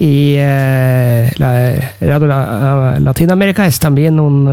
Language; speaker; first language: Spanish; non-native, learner; Norwegian